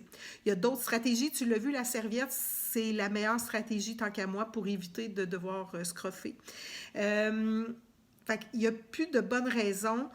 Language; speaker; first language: French; native; French